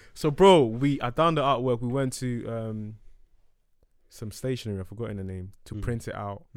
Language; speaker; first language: English; non-native, local second language; Akan